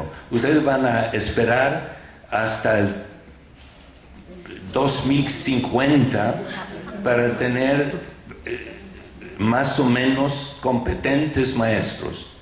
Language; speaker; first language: Spanish; non-native, fluent; English